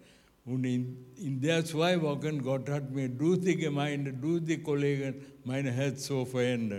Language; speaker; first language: German; non-native, learner; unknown